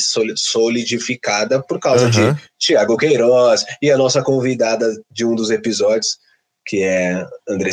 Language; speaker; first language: Portuguese; native; Portuguese